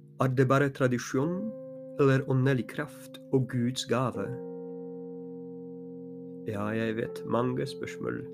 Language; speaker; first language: Norwegian; non-native, fluent; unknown